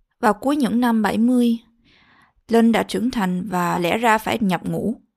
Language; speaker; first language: Vietnamese; early bilingual, heritage; Vietnamese